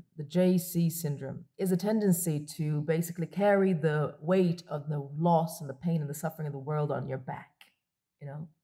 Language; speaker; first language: English; non-native, local second language; Arabic